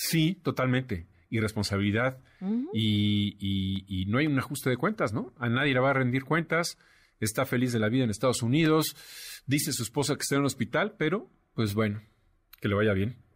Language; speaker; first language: Spanish; native; Spanish